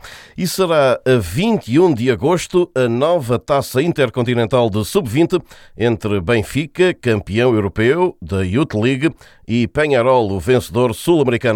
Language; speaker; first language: Portuguese; native; Portuguese